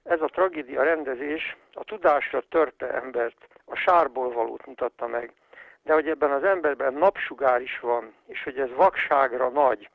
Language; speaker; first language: Hungarian; native; Hungarian